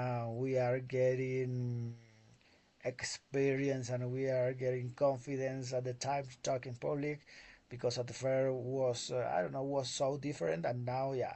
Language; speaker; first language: English; non-native, learner; Spanish